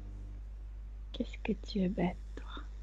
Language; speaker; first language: French; non-native, fluent; Spanish